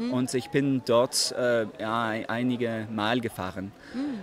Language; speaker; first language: German; non-native, learner; French